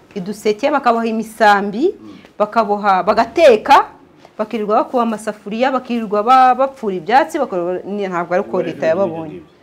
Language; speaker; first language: Kinyarwanda; early bilingual, heritage; Kinyarwanda